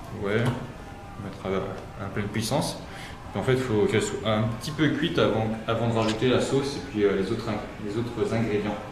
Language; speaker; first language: French; native; French